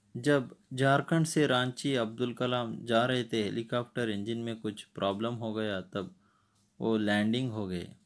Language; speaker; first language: Hindi; non-native, local second language; Kannada